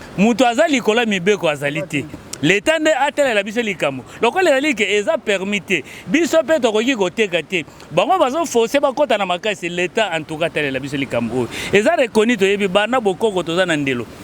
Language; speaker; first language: Lingala; non-native, local second language; Kongo